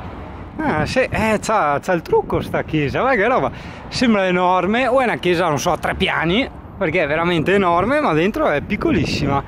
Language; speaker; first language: Italian; native; Italian